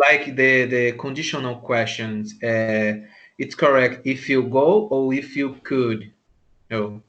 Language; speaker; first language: English; non-native, learner; Portuguese